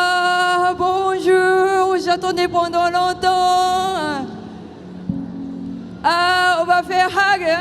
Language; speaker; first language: French; non-native, fluent; Japanese